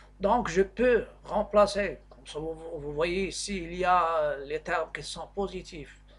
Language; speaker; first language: French; non-native, local second language; Arabic